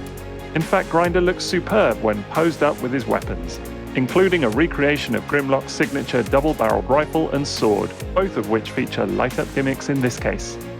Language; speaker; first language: English; native; English